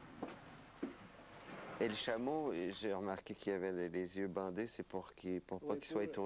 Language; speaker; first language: French; native; French